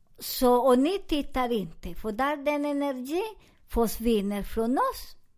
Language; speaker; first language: Swedish; non-native, learner; Spanish